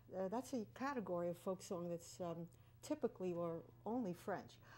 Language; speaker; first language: English; native; English